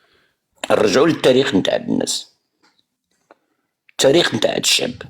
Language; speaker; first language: Arabic; native; Arabic